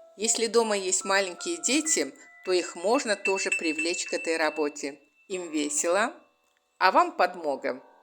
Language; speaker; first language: Russian; non-native, local second language; Azerbaijani